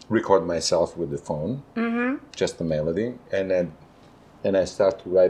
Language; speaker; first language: English; non-native, fluent; Italian